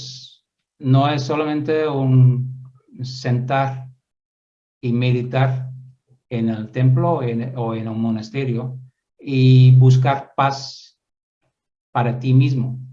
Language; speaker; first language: Spanish; non-native, fluent; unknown